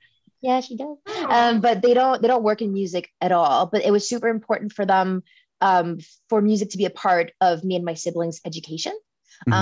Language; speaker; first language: English; native; English